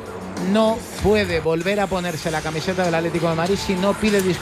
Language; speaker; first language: Spanish; native; Spanish